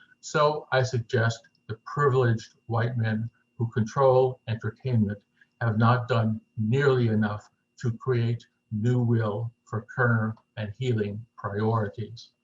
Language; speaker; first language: English; native; English